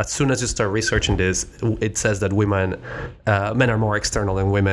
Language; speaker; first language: English; non-native, fluent; Spanish